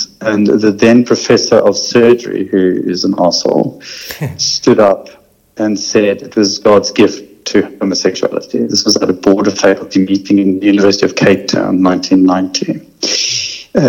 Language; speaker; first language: English; native; English